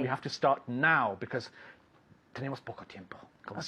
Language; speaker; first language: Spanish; non-native, learner; English